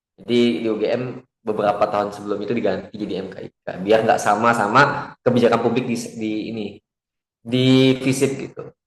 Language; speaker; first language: Indonesian; native; Indonesian